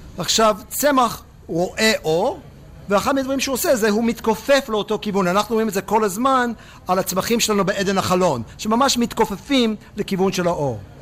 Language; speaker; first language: Hebrew; non-native, fluent; English